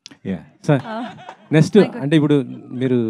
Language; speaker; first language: Telugu; native; Telugu